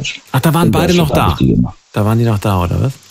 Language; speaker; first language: German; native; German